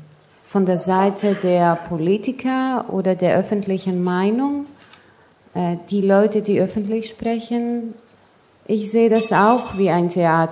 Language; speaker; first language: German; non-native, fluent; Greek